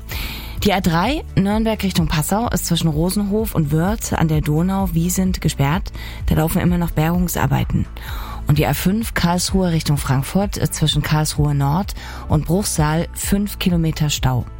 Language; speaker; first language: German; native; German